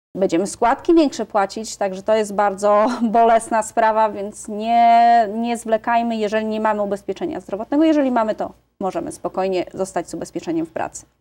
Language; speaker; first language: Polish; native; Polish